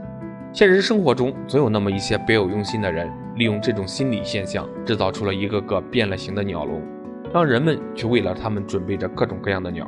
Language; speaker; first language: Chinese; native; Chinese